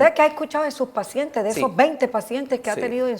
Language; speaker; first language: Spanish; native; Spanish